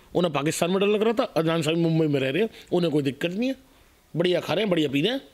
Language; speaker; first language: Hindi; native; Hindi